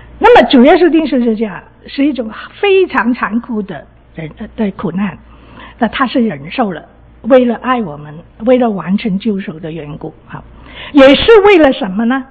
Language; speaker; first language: Chinese; non-native, local second language; Cantonese